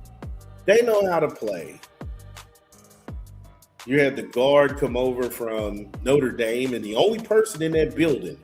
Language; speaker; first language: English; native; English